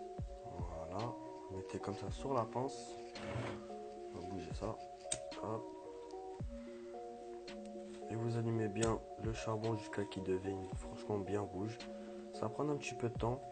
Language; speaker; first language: French; native; French